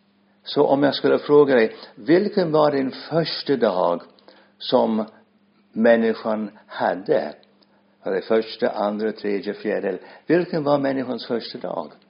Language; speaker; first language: Swedish; non-native, fluent; English